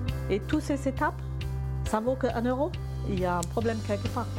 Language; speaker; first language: French; non-native, fluent; German